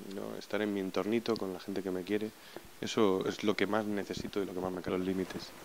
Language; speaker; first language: Spanish; native; Spanish